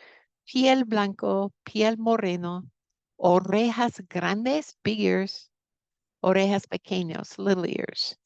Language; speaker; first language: Spanish; non-native, fluent; English